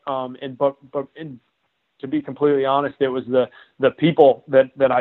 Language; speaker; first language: English; native; English